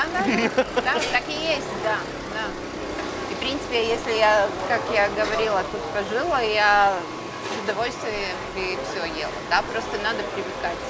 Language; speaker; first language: Russian; non-native, fluent; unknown